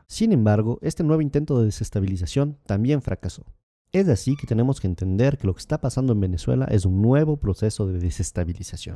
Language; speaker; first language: Spanish; native; Spanish